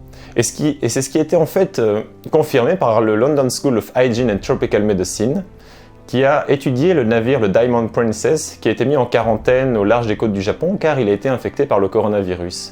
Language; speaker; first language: French; native; French